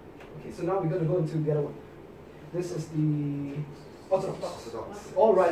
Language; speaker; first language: English; non-native, local second language; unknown